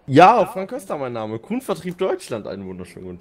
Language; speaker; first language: German; native; German